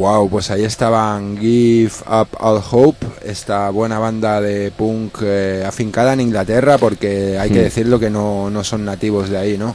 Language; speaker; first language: Spanish; native; Spanish